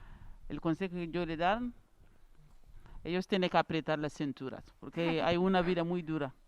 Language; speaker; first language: Spanish; non-native, learner; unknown